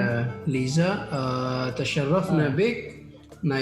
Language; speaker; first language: Arabic; non-native, fluent; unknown